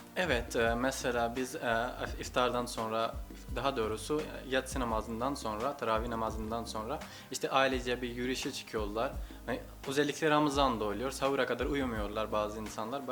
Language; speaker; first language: Turkish; non-native, fluent; Urdu